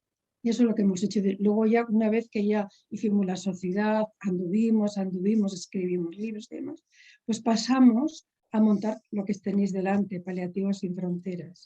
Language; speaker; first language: Spanish; native; Spanish